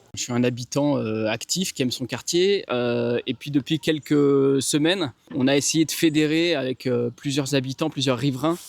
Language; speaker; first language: French; native; French